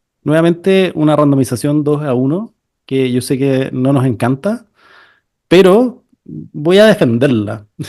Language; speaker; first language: Spanish; native; Spanish